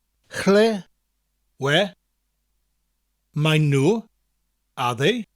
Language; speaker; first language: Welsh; non-native, fluent; English